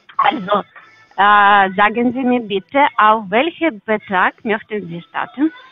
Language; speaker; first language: German; non-native, learner; Russian